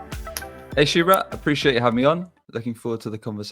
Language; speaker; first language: English; native; English